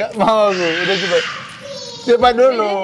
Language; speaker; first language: Indonesian; native; Indonesian